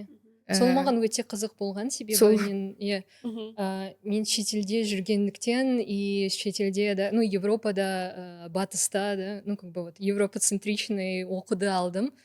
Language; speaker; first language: Kazakh; non-native, local second language; Russian